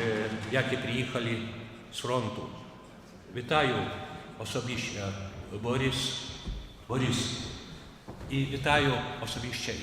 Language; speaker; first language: Ukrainian; non-native, fluent; Lithuanian